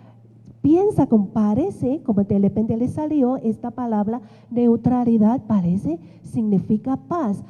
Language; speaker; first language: Spanish; non-native, fluent; Chinese